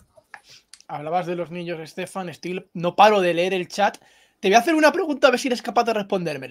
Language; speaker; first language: Spanish; native; Spanish